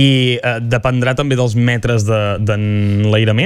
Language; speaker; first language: Catalan; native; Catalan